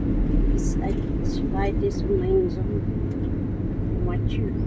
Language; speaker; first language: German; non-native, learner; Filipino